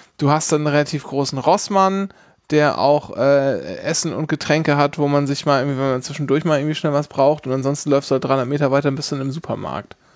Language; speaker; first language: German; native; German